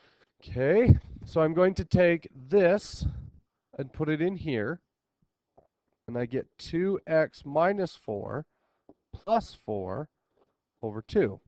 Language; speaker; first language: English; native; English